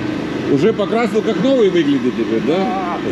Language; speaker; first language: Russian; non-native, fluent; Lithuanian